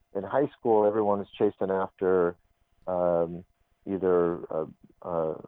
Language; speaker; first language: English; native; English